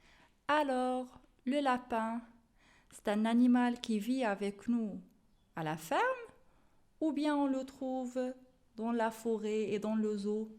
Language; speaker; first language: French; non-native, local second language; Arabic